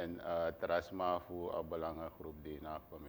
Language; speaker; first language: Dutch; non-native, local second language; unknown